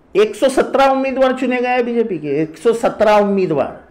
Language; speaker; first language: Hindi; non-native, local second language; Marathi